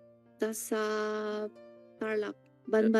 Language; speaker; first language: Filipino; non-native, learner; Chinese